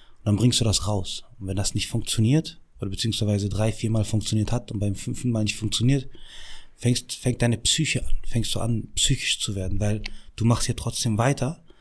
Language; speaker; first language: German; early bilingual, other home language; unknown